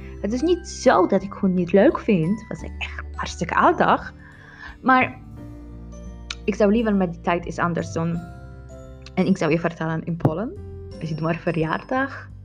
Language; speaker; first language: Dutch; non-native, learner; Polish